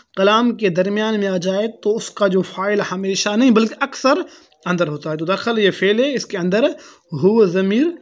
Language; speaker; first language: Urdu; non-native, local second language; Pashto